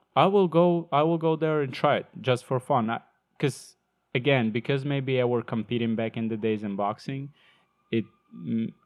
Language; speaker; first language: English; non-native, learner; Ukrainian